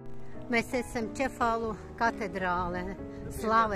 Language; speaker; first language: Latvian; non-native, local second language; Russian